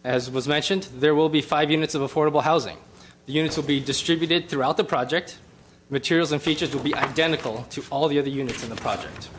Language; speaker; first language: English; native; English